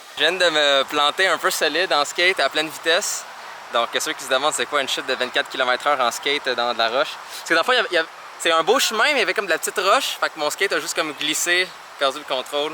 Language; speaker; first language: French; native; French